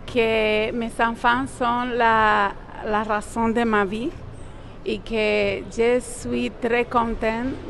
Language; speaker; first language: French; non-native, learner; Spanish